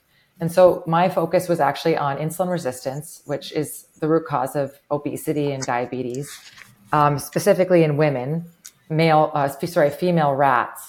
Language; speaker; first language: English; native; English